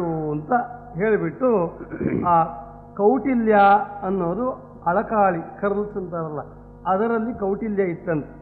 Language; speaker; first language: Kannada; native; Kannada